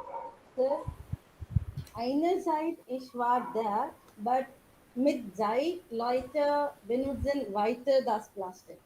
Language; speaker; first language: German; non-native, learner; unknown